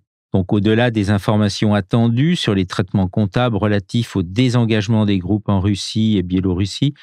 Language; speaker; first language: French; native; French